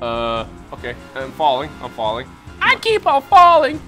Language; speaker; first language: English; native; English